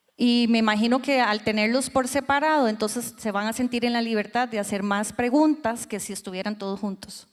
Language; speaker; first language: Spanish; native; Spanish